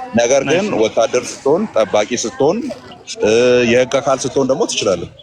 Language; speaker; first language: Amharic; non-native, local second language; Oromo